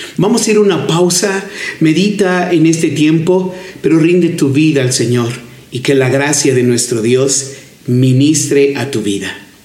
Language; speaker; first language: Spanish; native; Spanish